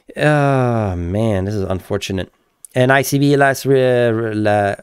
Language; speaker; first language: English; native; English